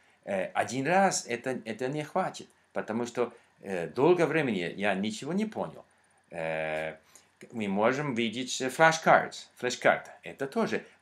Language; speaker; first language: Russian; non-native, learner; English